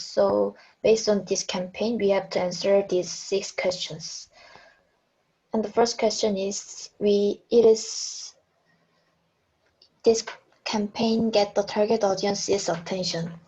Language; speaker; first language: English; non-native, learner; Korean